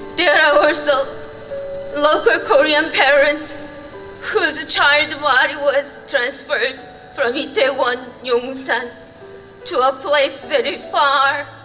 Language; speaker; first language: English; non-native, fluent; Korean